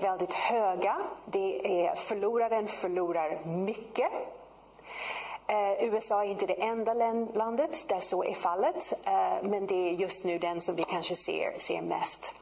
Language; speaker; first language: Swedish; non-native, fluent; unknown